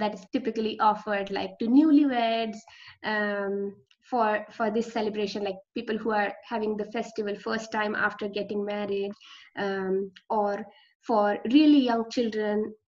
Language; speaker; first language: English; non-native, local second language; Marathi